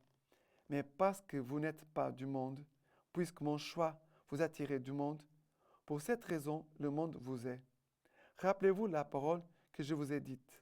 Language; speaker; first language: French; non-native, fluent; Portuguese